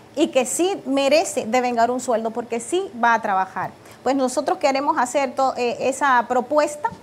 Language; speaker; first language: Spanish; native; Spanish